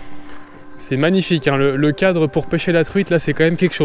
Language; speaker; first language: French; native; French